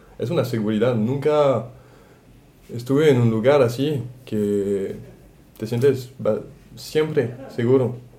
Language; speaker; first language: Spanish; non-native, fluent; French